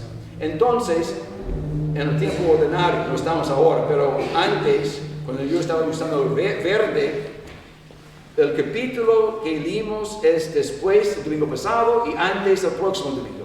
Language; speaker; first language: Spanish; non-native, fluent; English